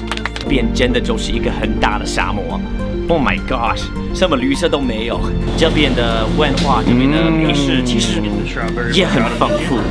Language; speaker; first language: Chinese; non-native, fluent; English